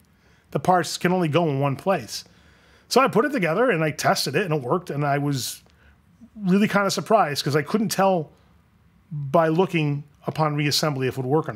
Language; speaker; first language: English; native; English